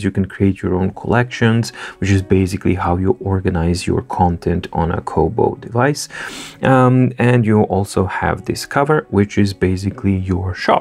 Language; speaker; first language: English; non-native, fluent; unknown